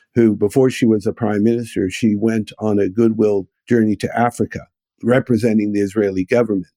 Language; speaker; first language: English; native; English